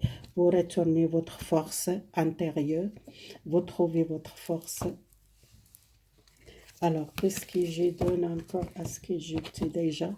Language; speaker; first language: French; non-native, fluent; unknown